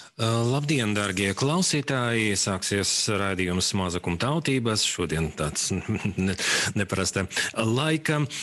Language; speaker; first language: Latvian; non-native, local second language; Russian